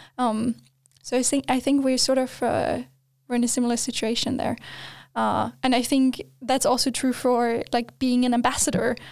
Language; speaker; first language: English; non-native, fluent; German